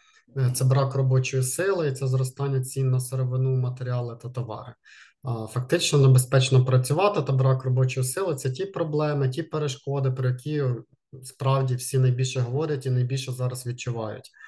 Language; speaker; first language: Ukrainian; native; Ukrainian